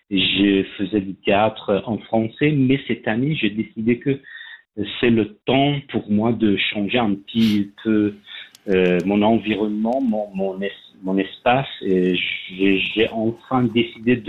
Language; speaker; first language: French; non-native, learner; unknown